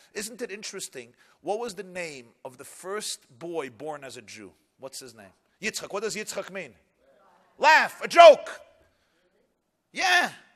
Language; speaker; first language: English; native; English